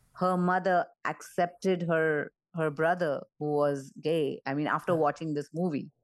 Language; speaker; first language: English; non-native, local second language; Marathi